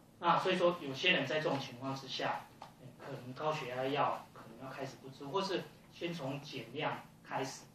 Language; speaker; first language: Chinese; native; Chinese